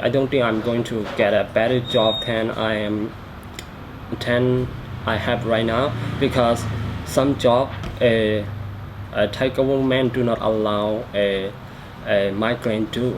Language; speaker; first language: English; non-native, learner; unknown